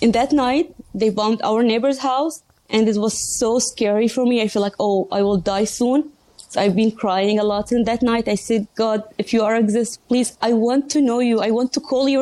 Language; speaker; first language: English; non-native, learner; Arabic